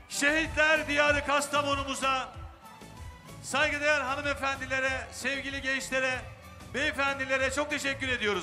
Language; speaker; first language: Turkish; native; Turkish